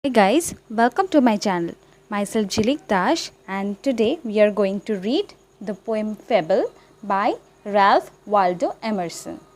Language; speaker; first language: English; non-native, local second language; Bangla